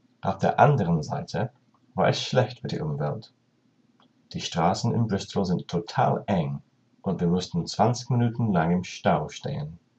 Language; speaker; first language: German; non-native, learner; English